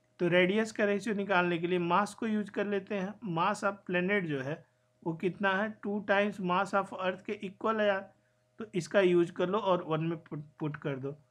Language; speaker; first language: Hindi; native; Hindi